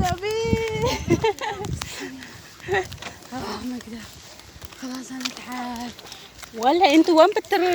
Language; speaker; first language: Arabic; non-native, learner; Oromo